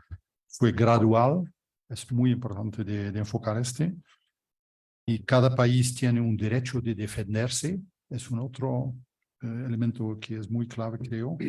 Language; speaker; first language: Spanish; non-native, fluent; Dutch